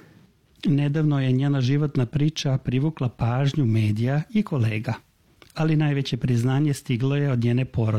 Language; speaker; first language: Serbian; native; Serbian